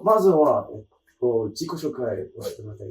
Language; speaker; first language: Japanese; non-native, learner; English